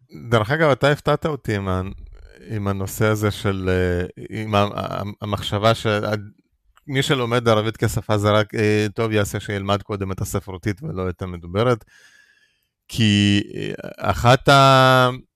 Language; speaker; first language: Hebrew; non-native, fluent; Russian